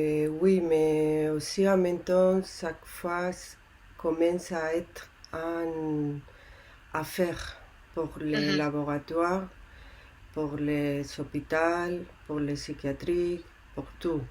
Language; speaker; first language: French; non-native, learner; Spanish